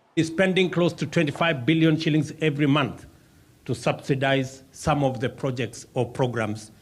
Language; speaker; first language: English; non-native, local second language; Kalenjin